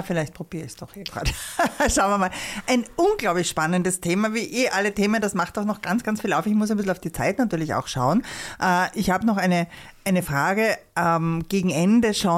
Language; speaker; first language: German; native; German